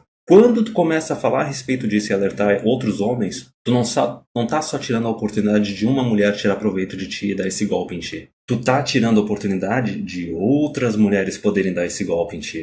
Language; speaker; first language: Portuguese; native; Portuguese